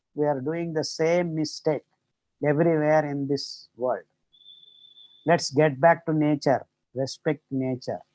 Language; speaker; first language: English; non-native, local second language; Kannada